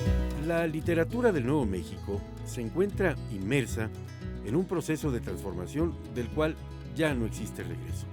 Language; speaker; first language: Spanish; native; Spanish